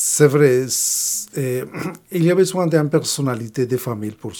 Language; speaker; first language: French; non-native, learner; Spanish